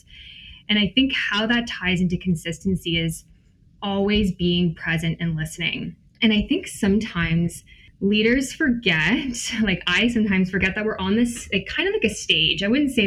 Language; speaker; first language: English; native; English